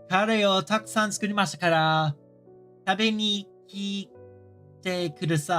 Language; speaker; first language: Japanese; non-native, learner; English